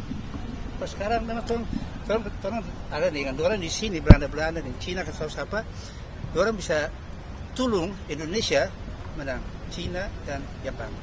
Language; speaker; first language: Indonesian; early bilingual, heritage; Indonesian